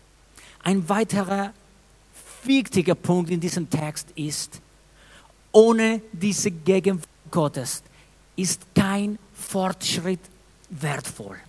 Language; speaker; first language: German; non-native, fluent; Spanish